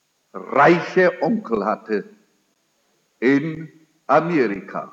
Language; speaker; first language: German; early bilingual, heritage; German